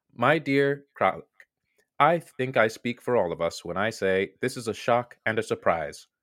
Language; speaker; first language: English; native; English